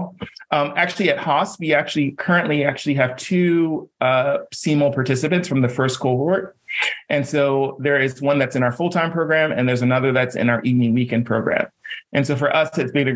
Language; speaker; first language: English; native; English